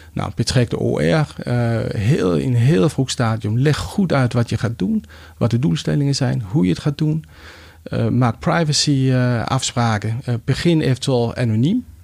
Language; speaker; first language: Dutch; non-native, fluent; Danish